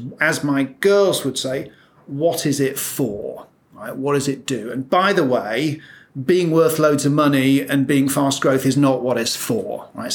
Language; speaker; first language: English; native; English